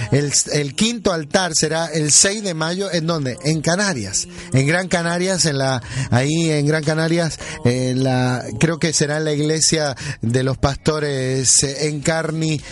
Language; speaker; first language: Spanish; native; Spanish